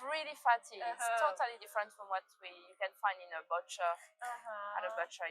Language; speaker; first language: English; non-native, learner; French